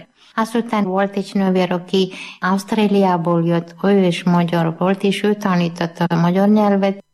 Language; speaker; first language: Hungarian; non-native, learner; Malayalam